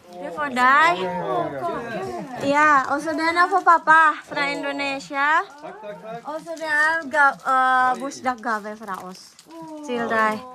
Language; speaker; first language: Norwegian; non-native, learner; Indonesian